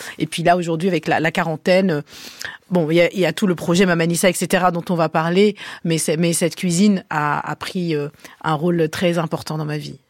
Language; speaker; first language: French; early bilingual, other home language; Arabic